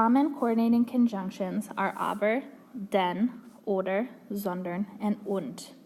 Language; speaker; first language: German; non-native, fluent; English